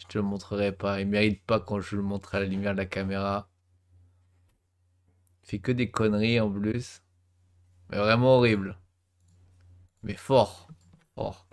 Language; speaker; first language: French; native; French